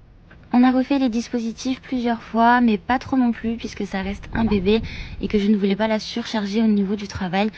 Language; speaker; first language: French; native; French